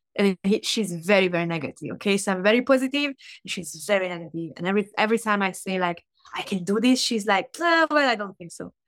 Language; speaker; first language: English; non-native, fluent; Hungarian